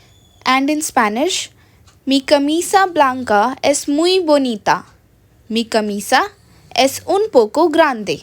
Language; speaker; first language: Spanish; non-native, learner; Hindi